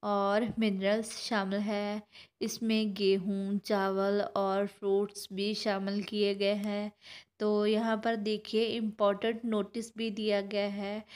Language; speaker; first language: Hindi; non-native, local second language; Punjabi